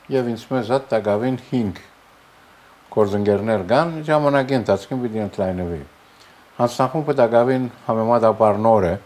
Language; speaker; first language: Armenian; early bilingual, heritage; Armenian